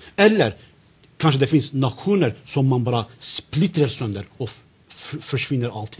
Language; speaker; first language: Swedish; non-native, fluent; Zaza